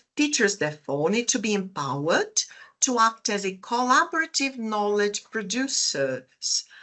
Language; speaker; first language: English; non-native, fluent; Portuguese